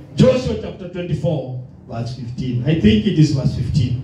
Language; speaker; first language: English; non-native, local second language; Swahili